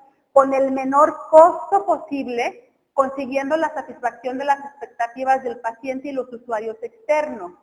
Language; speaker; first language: Spanish; native; Spanish